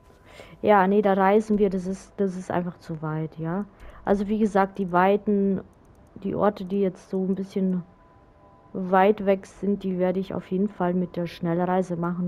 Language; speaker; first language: German; native; German